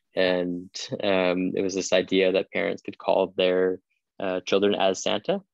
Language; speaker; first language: English; native; English